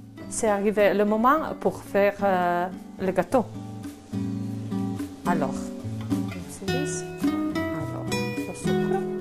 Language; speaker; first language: French; non-native, learner; Slovak